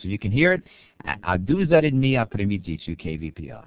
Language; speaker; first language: English; native; English